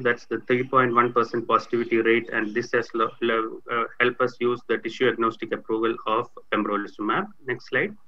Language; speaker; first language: English; non-native, local second language; Tamil